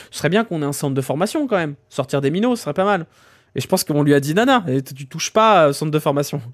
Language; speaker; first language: French; native; French